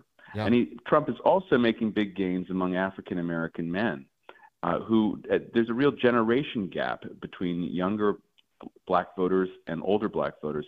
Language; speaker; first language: English; native; English